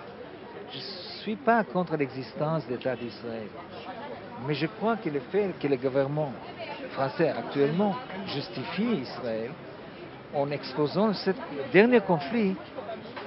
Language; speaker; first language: French; non-native, fluent; Hebrew